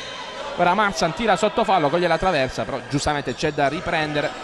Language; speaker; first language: Italian; native; Italian